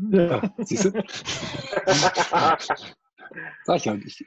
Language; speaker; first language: German; non-native, fluent; English